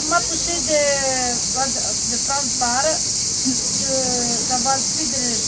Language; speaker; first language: French; non-native, learner; Greek